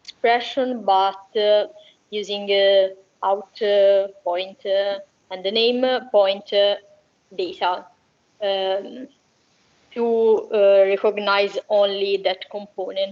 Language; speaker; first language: English; non-native, fluent; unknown